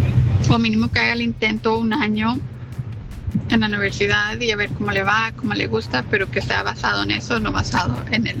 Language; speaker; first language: Spanish; native; Spanish